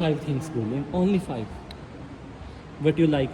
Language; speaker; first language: English; non-native, learner; Hindi